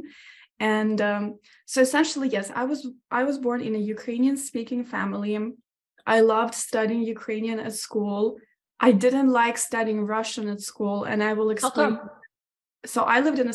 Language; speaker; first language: English; non-native, fluent; Ukrainian